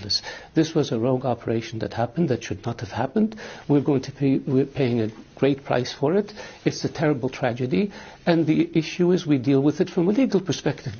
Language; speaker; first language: English; non-native, fluent; Arabic